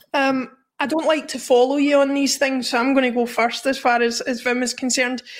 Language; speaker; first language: English; native; English